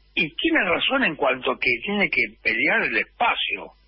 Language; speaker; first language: Spanish; native; Spanish